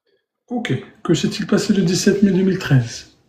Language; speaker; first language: French; native; French